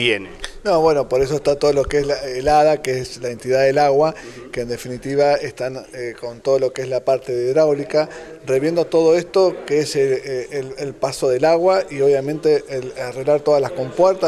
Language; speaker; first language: Spanish; native; Spanish